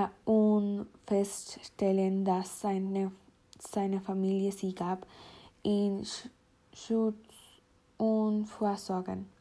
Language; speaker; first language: German; non-native, learner; Spanish